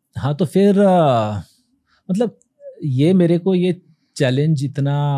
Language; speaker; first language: Hindi; native; Hindi